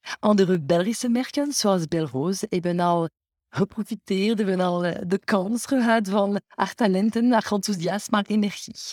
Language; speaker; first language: Dutch; non-native, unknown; French